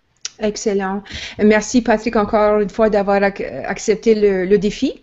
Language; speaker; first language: French; native; French